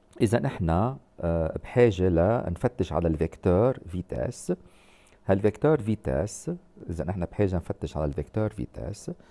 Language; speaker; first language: French; non-native, local second language; Arabic